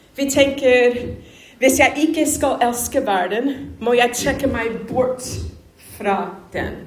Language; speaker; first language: Norwegian; non-native, fluent; English